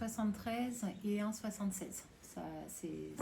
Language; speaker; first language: French; native; French